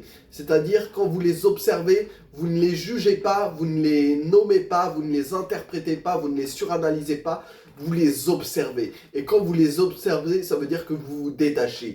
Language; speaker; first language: French; native; French